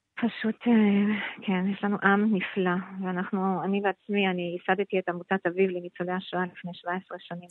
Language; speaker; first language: Hebrew; non-native, fluent; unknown